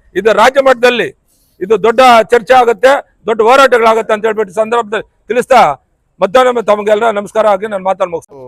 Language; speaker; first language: Kannada; native; Kannada